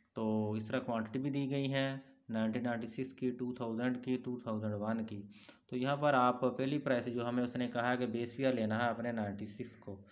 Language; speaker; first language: Urdu; non-native, local second language; Punjabi